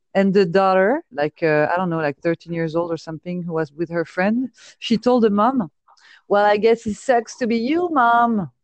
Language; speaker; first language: English; non-native, fluent; French